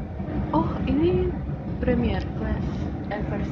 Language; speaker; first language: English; non-native, learner; Indonesian